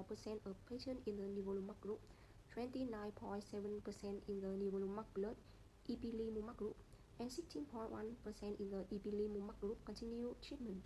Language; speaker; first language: English; non-native, learner; Vietnamese